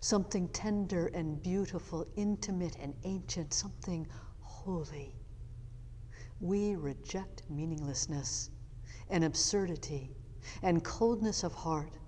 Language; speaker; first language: English; native; English